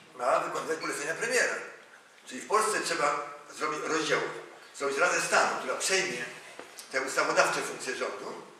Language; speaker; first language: Polish; native; Polish